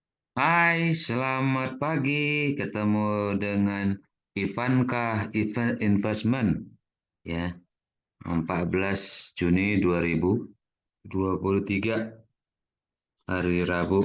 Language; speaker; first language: Indonesian; native; Indonesian